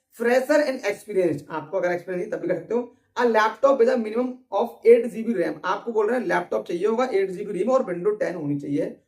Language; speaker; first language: Hindi; native; Hindi